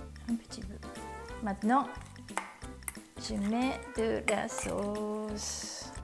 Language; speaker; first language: French; non-native, learner; Japanese